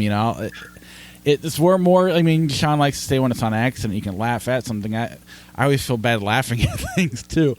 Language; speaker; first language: English; native; English